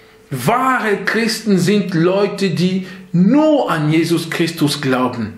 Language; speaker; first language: German; non-native, fluent; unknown